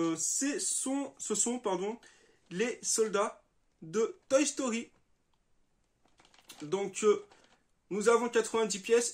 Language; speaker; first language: French; native; French